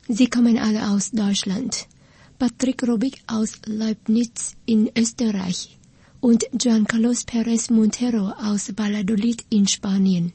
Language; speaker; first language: German; non-native, fluent; Vietnamese